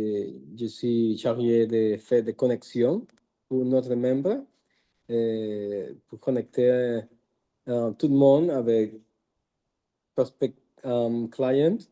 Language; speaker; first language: French; non-native, learner; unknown